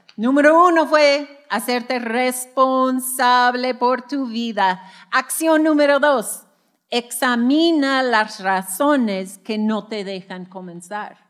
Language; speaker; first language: Spanish; non-native, fluent; English